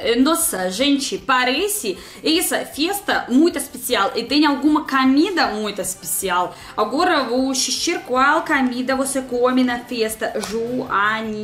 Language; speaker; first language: Portuguese; non-native, learner; Russian